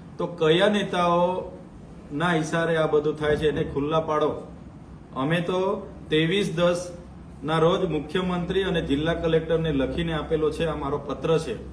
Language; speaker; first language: Gujarati; non-native, local second language; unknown